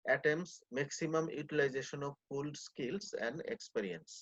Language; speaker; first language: English; non-native, local second language; Bangla